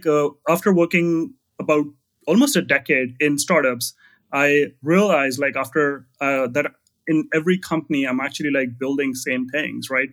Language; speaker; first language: English; non-native, local second language; Hindi